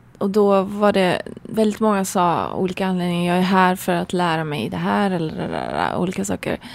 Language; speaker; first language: Swedish; early bilingual, other home language; Persian